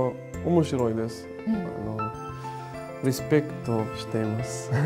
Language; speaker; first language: Japanese; non-native, learner; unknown